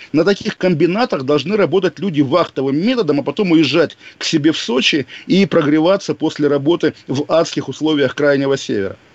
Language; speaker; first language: Russian; native; Russian